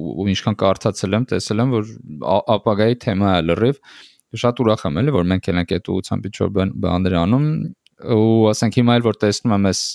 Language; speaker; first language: Armenian; native; Armenian